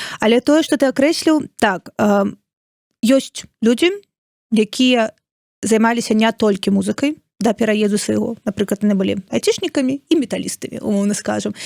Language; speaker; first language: Belarusian; non-native, local second language; Russian